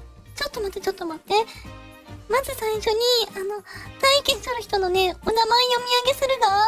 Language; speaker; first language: Japanese; native; Japanese